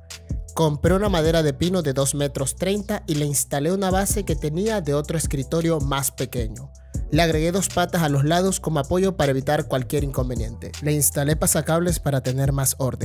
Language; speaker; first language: Spanish; native; Spanish